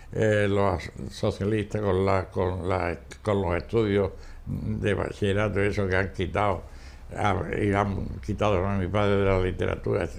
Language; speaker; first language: Spanish; native; Spanish